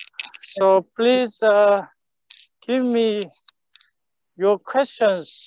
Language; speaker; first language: English; non-native, fluent; Korean